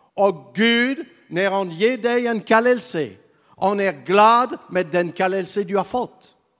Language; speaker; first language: Swedish; non-native, fluent; French